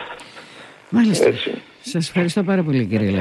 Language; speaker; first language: Greek; native; Greek